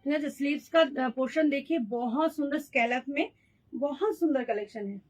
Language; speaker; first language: Hindi; non-native, local second language; Bangla